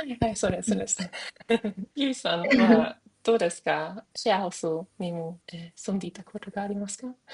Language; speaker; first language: Japanese; non-native, learner; German